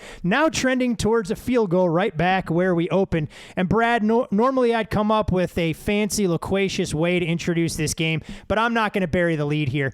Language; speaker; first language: English; native; English